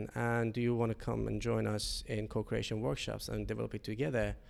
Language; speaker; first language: English; non-native, fluent; Persian